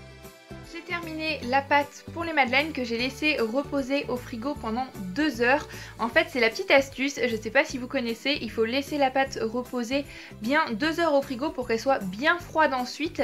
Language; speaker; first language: French; native; French